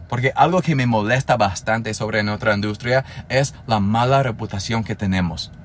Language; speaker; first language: Spanish; non-native, fluent; English